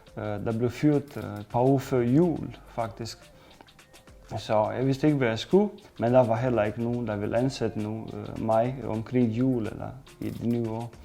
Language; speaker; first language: Danish; non-native, fluent; Romanian